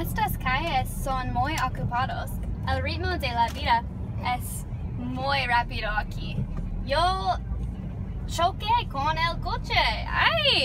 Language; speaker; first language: Spanish; non-native, learner; English